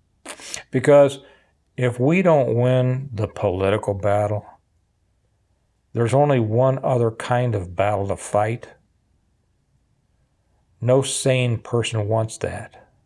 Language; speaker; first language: English; native; English